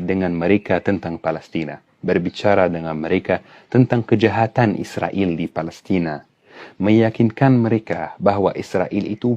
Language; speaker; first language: Indonesian; non-native, fluent; Arabic